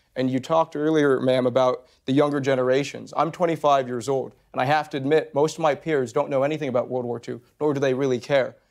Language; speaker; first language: English; native; English